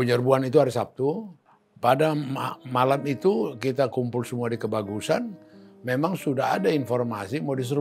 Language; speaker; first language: Indonesian; native; Indonesian